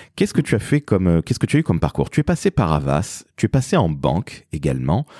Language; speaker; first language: French; native; French